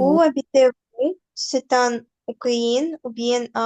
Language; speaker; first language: French; non-native, learner; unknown